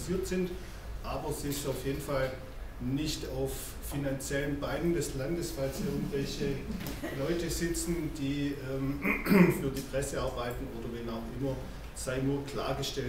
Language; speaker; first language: German; native; German